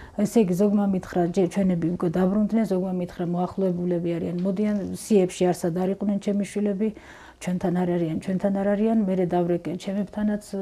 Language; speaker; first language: Georgian; native; Georgian